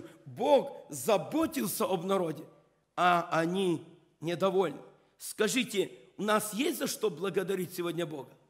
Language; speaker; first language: Russian; non-native, local second language; Ukrainian